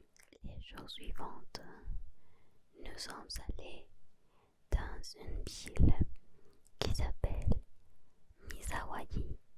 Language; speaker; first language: French; non-native, learner; Spanish